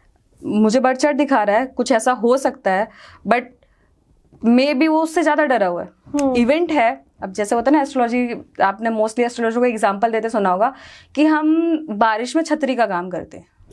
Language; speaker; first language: Hindi; native; Hindi